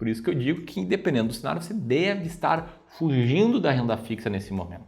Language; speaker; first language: Portuguese; native; Portuguese